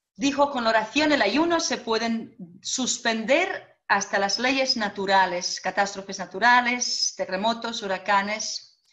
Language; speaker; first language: Spanish; non-native, fluent; Croatian